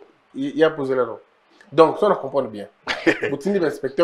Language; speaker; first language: French; non-native, local second language; Lingala